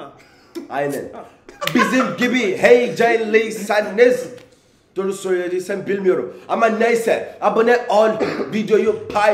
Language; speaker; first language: Turkish; non-native, learner; English